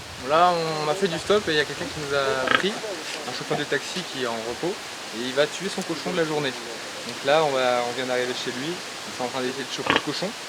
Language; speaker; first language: French; native; French